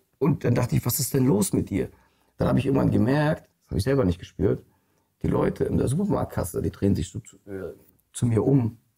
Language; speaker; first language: German; early bilingual, other home language; Polish